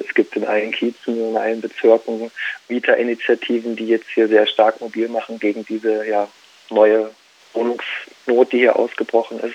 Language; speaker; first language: German; native; German